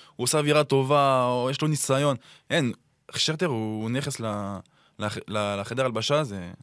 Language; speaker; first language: Hebrew; non-native, fluent; French